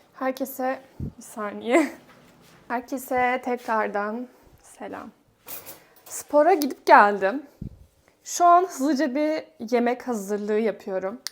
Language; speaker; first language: Turkish; native; Turkish